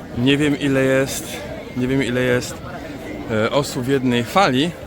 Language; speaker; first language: Polish; native; Polish